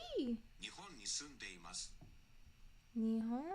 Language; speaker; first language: Japanese; non-native, learner; English